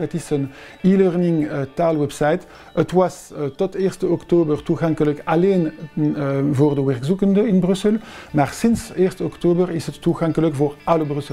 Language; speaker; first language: Dutch; non-native, local second language; French